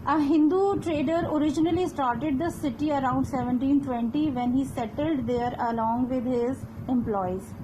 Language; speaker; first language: English; non-native, local second language; Urdu